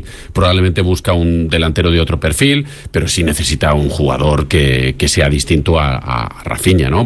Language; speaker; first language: Spanish; native; Spanish